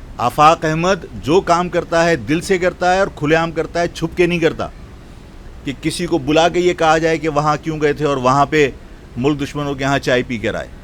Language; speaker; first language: Urdu; native; Urdu